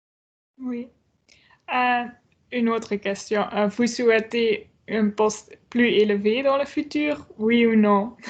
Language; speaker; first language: French; non-native, learner; Dutch